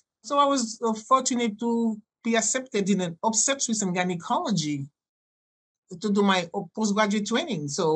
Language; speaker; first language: English; non-native, fluent; French